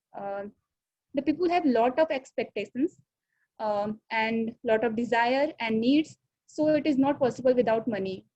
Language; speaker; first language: English; non-native, learner; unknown